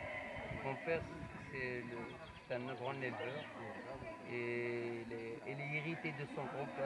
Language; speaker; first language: French; non-native, learner; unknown